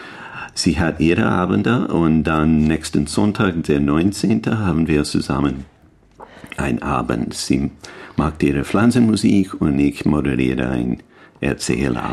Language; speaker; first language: German; non-native, learner; English